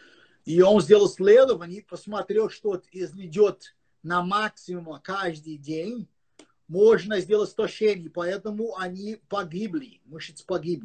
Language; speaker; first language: Russian; non-native, learner; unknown